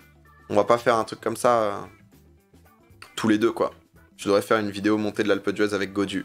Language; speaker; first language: French; native; French